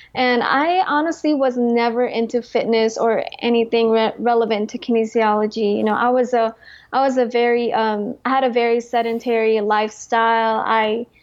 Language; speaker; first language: English; early bilingual, other home language; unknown